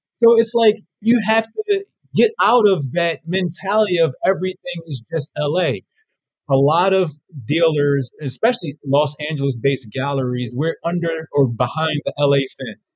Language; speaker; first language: English; native; English